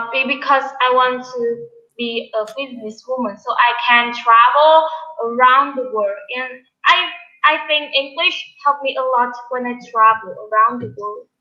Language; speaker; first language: English; non-native, learner; Vietnamese